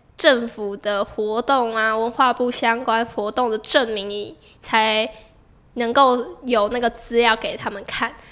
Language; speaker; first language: Chinese; native; Chinese